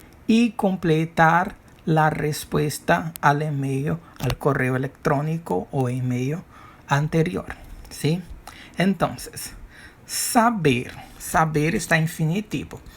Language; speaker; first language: Spanish; non-native, fluent; Portuguese